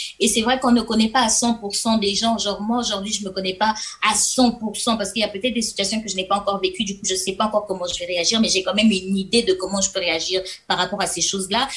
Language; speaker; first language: French; non-native, local second language; Lingala